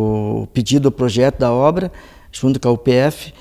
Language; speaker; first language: Portuguese; native; Portuguese